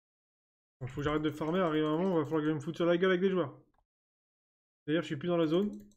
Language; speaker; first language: French; native; French